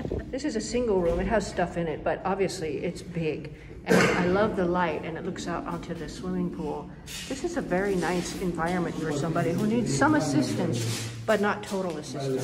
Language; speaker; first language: English; native; English